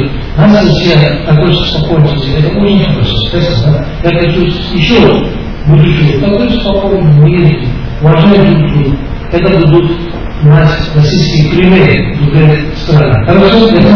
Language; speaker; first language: Russian; non-native, learner; Tibetan